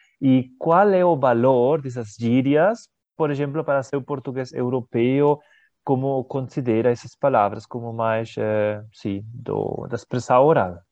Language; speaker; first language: Portuguese; non-native, learner; Spanish